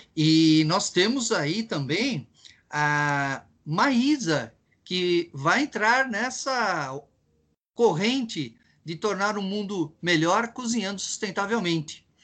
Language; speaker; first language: Portuguese; native; Portuguese